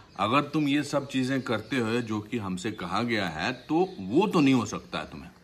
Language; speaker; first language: Hindi; native; Hindi